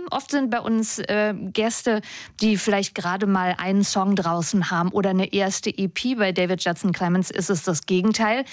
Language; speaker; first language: German; native; German